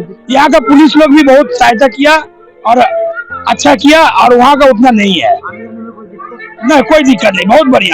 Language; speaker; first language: Hindi; non-native, local second language; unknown